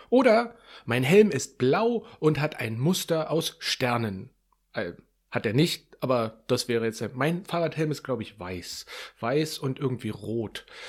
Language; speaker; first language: German; native; German